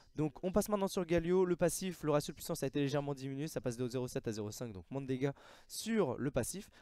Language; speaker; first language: French; native; French